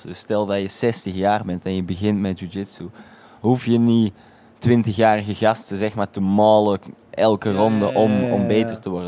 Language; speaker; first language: Dutch; native; Dutch